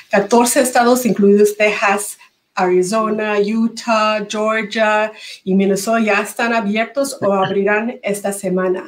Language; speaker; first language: Spanish; early bilingual, heritage; Spanish